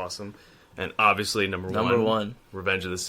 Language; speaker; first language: English; native; English